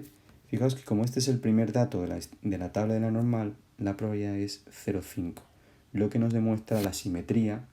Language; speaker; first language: Spanish; native; Spanish